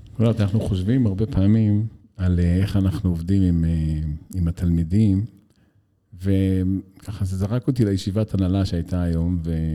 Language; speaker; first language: Hebrew; native; Hebrew